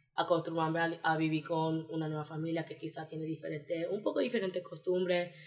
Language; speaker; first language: Spanish; early bilingual, heritage; Spanish